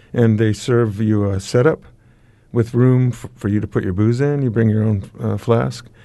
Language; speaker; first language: English; native; English